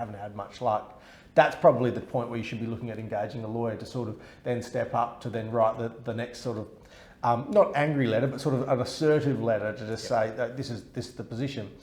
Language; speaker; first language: English; native; English